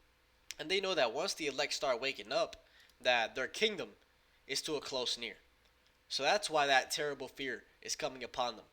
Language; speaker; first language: English; native; English